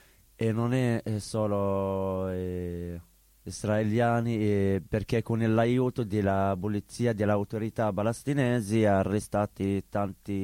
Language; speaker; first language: Italian; non-native, learner; Arabic